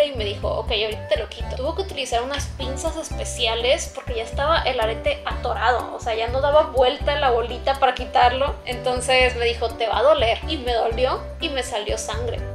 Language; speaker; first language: Spanish; native; Spanish